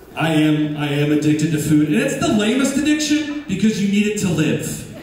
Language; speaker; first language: English; native; English